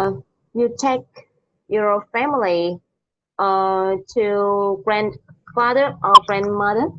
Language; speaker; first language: English; non-native, learner; Vietnamese